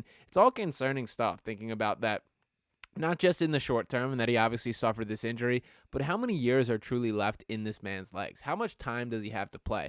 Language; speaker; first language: English; native; English